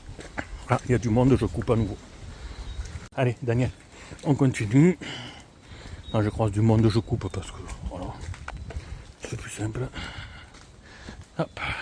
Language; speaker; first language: French; native; French